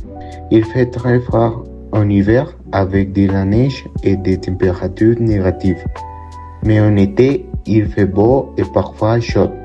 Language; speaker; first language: French; non-native, learner; Spanish